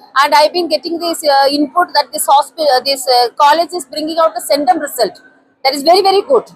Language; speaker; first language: English; non-native, local second language; Tamil